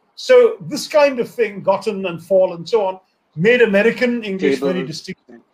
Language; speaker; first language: English; non-native, local second language; Malayalam